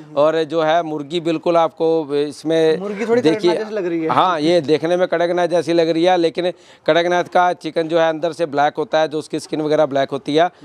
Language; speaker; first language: Hindi; native; Hindi